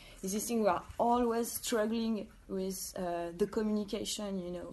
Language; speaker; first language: English; non-native, fluent; French